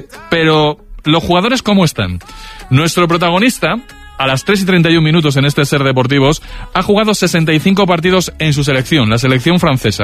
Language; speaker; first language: Spanish; native; Spanish